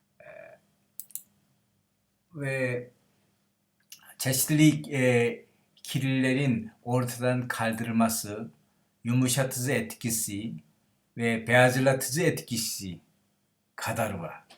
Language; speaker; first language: Turkish; non-native, learner; Korean